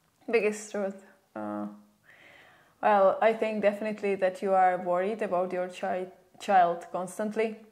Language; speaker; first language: English; non-native, fluent; Czech